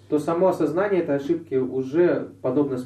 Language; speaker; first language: Russian; native; Russian